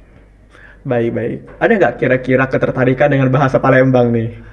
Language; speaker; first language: Indonesian; native; Indonesian